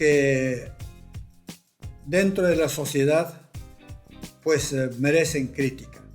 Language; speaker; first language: Spanish; non-native, local second language; Quechua